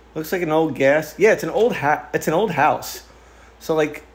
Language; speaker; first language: English; native; English